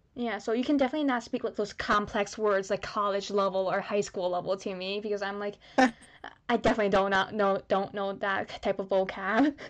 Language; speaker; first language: English; early bilingual, other home language; Chinese